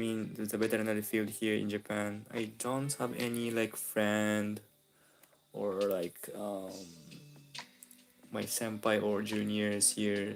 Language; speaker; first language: English; non-native, local second language; Filipino